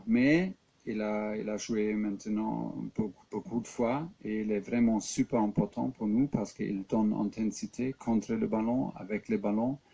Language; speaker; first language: French; non-native, fluent; German